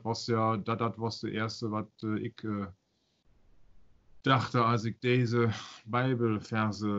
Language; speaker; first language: Dutch; non-native, learner; German